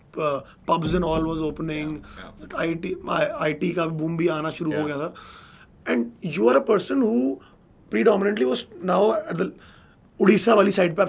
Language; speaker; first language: English; non-native, local second language; Hindi